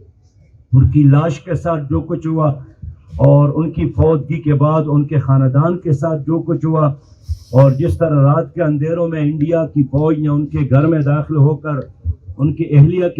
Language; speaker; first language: Urdu; non-native, local second language; Pashto